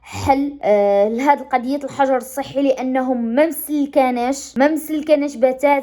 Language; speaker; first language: Arabic; native; Arabic